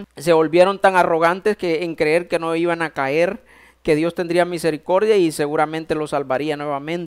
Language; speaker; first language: Spanish; native; Spanish